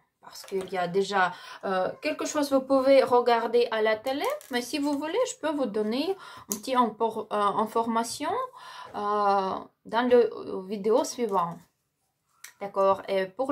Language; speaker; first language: French; non-native, learner; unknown